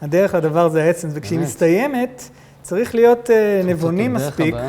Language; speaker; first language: Hebrew; native; Hebrew